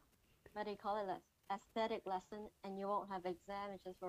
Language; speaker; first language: English; non-native, local second language; Cantonese